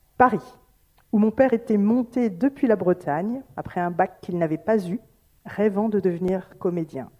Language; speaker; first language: French; native; French